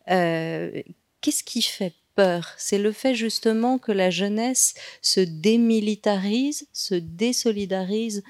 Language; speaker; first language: French; native; French